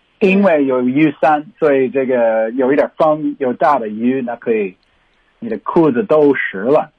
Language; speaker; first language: Chinese; non-native, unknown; English